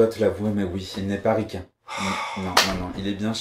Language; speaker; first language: French; native; French